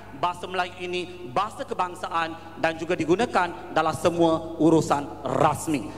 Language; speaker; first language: Malay; non-native, local second language; Tamil